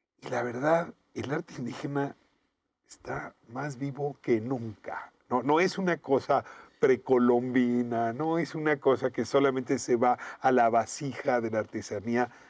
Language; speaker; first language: Spanish; native; Spanish